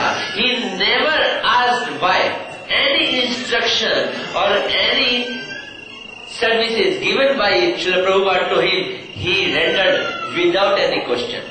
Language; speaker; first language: English; non-native, local second language; Hindi